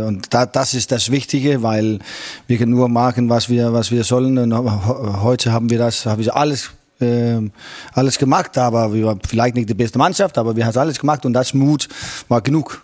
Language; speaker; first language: German; non-native, fluent; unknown